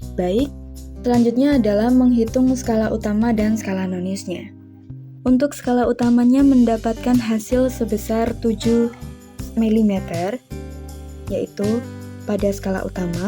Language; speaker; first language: Indonesian; native; Indonesian